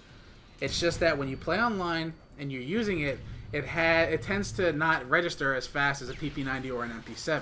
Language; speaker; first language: English; native; English